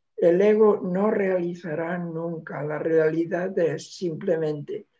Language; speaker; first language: Spanish; non-native, local second language; Catalan